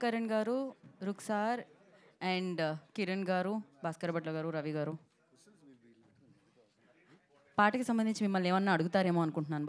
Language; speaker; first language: Telugu; native; Telugu